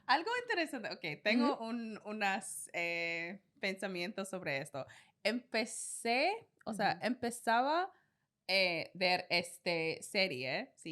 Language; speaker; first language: Spanish; non-native, learner; English